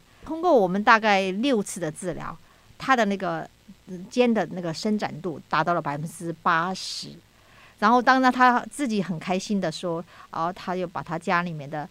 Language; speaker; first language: Chinese; native; Chinese